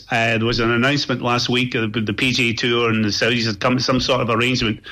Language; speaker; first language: English; native; English